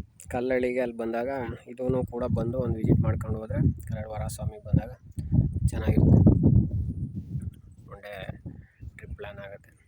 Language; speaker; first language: Kannada; native; Kannada